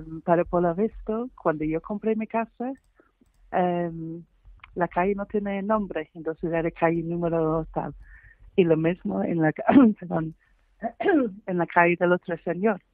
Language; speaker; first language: Spanish; non-native, fluent; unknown